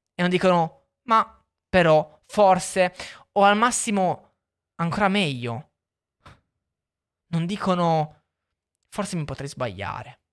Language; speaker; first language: Italian; native; Italian